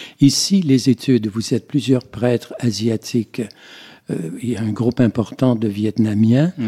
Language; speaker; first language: French; native; French